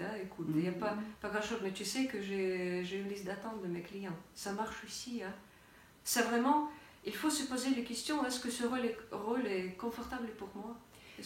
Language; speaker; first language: French; non-native, fluent; Russian